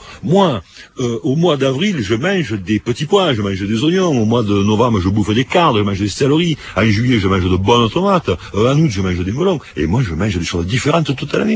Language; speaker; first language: French; native; French